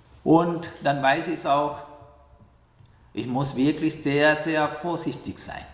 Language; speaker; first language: German; non-native, learner; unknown